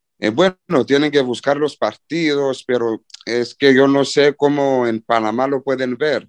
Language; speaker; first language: Spanish; early bilingual, heritage; Spanish